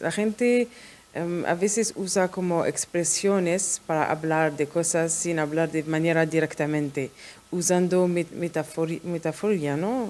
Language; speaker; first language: Spanish; non-native, fluent; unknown